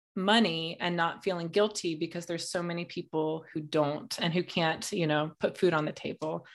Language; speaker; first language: English; native; English